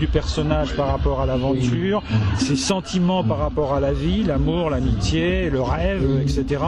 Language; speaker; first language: French; native; French